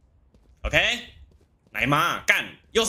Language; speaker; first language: Chinese; native; Chinese